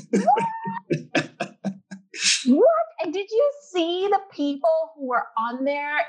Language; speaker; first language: English; non-native, local second language; Urdu